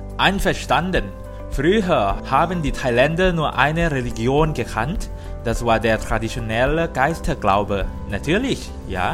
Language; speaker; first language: German; non-native, learner; Thai